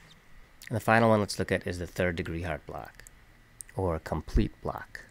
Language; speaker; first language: English; native; English